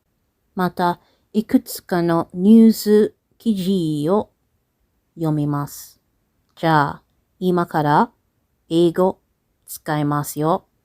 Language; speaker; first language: Japanese; non-native, learner; English